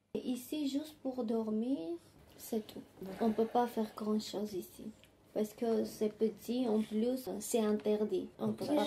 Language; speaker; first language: French; non-native, learner; Armenian